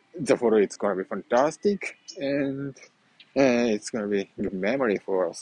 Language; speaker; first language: English; non-native, fluent; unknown